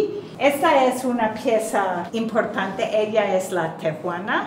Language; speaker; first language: Spanish; non-native, fluent; English